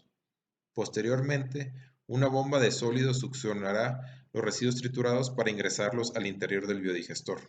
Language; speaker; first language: Spanish; native; Spanish